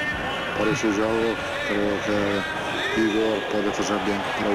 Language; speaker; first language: Portuguese; non-native, fluent; Italian